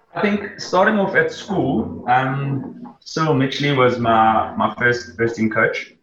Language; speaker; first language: English; native; English